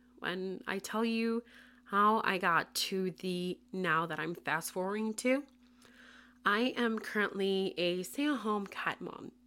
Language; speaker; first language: English; non-native, local second language; Spanish